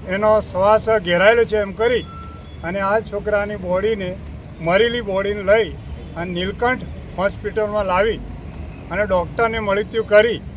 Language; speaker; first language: Gujarati; native; Gujarati